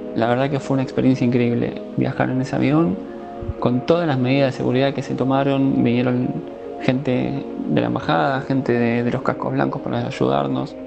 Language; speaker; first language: Spanish; native; Spanish